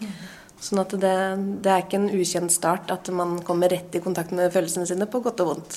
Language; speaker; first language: Norwegian; native; Norwegian